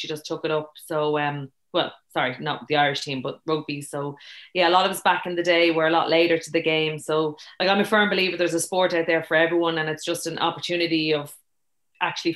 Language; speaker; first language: English; native; English